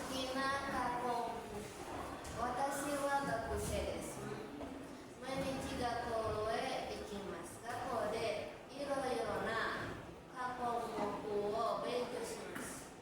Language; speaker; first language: Japanese; non-native, learner; Indonesian